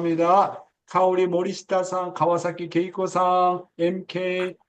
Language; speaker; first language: Korean; native; Korean